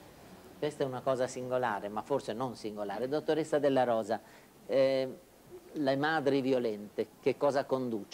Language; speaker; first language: Italian; native; Italian